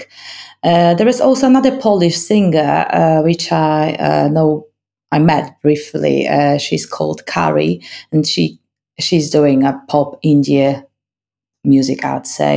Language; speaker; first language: English; non-native, fluent; Polish